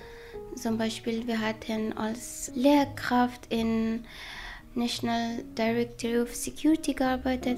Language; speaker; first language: German; non-native, learner; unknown